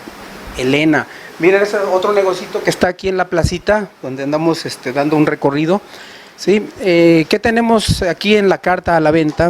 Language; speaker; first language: Spanish; native; Spanish